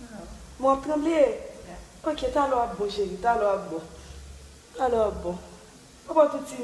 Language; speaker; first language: French; non-native, learner; Haitian Creole